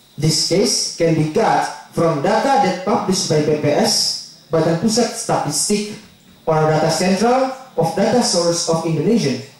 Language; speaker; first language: English; non-native, learner; Indonesian